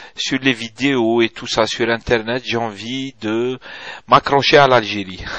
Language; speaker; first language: French; non-native, local second language; Arabic